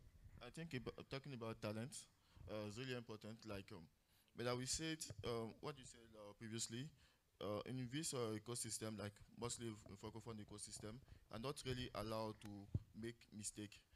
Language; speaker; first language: English; non-native, local second language; French